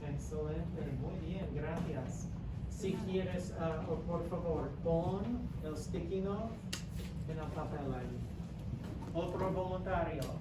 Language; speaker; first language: Spanish; non-native, fluent; English